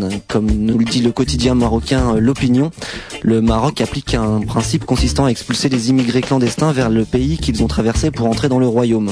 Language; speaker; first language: French; native; French